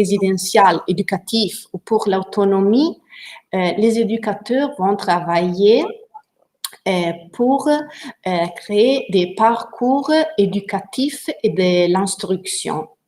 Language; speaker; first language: French; non-native, learner; Italian